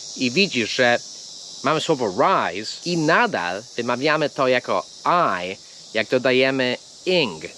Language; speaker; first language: Polish; non-native, fluent; English